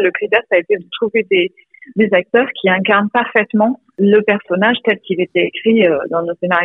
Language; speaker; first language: French; native; French